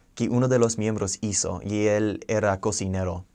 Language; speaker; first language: Spanish; non-native, fluent; English